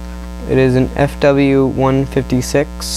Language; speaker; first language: English; native; English